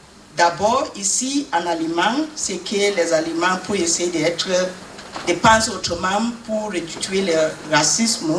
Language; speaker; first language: French; non-native, fluent; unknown